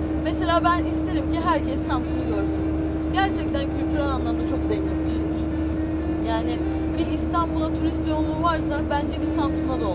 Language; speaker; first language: Turkish; native; Turkish